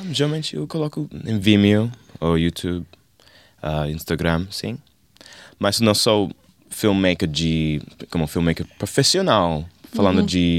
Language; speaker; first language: Portuguese; non-native, learner; English